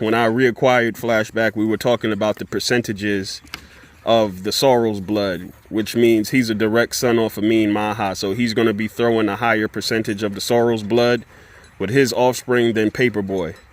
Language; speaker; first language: English; native; English